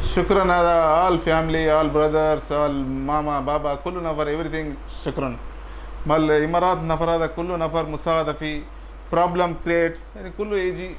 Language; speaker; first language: Arabic; non-native, learner; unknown